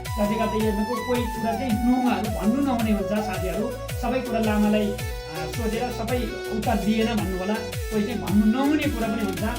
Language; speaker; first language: Nepali; non-native, local second language; Eastern Tamang